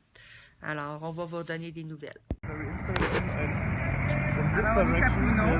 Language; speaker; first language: French; native; French